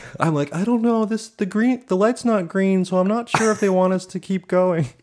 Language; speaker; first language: English; native; English